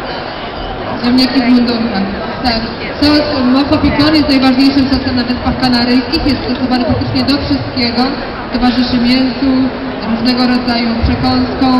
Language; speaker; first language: Polish; native; Polish